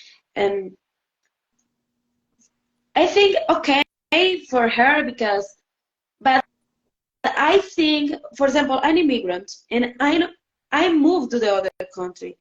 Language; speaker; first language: English; non-native, learner; Spanish